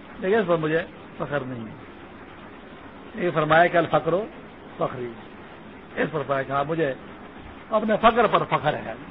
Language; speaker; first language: Urdu; non-native, local second language; Pashto